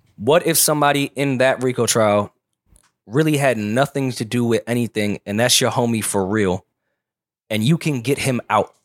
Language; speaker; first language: English; native; English